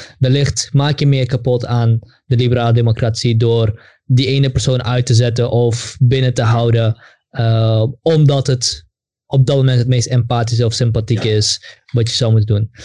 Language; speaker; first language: Dutch; native; Dutch